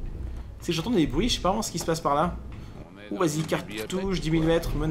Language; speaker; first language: French; native; French